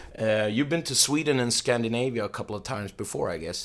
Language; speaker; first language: English; non-native, fluent; Swedish